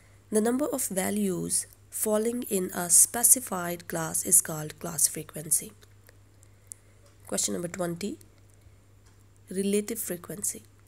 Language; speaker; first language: English; non-native, local second language; Urdu